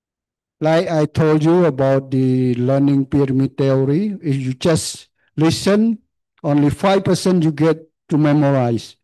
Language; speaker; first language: English; non-native, learner; Khmer